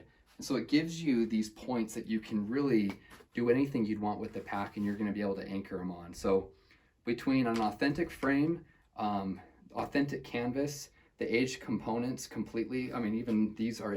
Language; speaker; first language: English; native; English